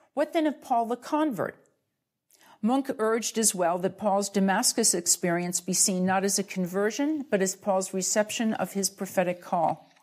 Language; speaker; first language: English; native; English